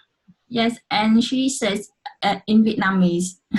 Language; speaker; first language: English; non-native, learner; Vietnamese